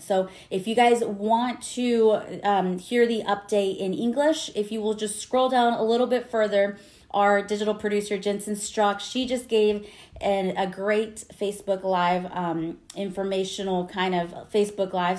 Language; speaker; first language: English; early bilingual, other home language; Spanish